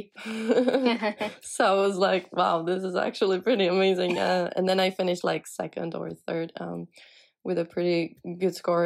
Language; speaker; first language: English; non-native, fluent; Czech